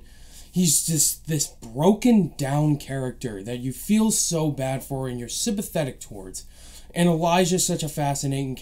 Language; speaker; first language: English; native; English